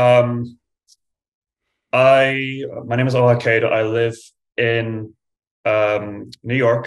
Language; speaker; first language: English; native; English